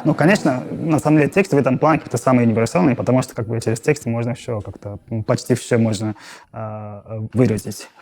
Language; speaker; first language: Russian; non-native, fluent; Japanese